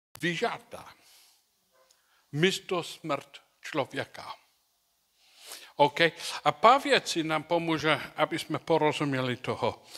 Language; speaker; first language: Czech; non-native, learner; English